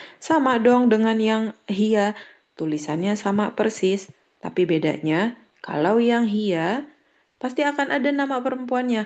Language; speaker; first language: Indonesian; native; Indonesian